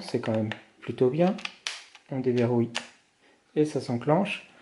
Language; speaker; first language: French; native; French